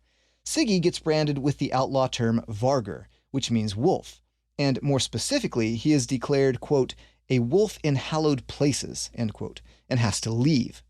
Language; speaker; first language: English; native; English